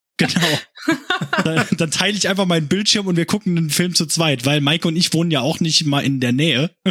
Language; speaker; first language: German; native; German